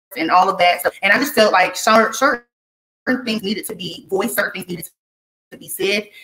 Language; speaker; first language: English; native; English